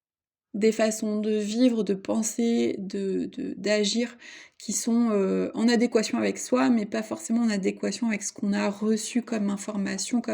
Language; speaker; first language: French; native; French